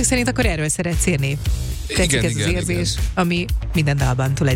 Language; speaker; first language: Hungarian; native; Hungarian